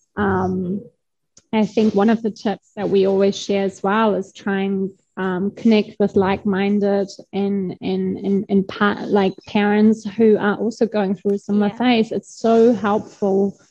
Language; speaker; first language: English; non-native, fluent; German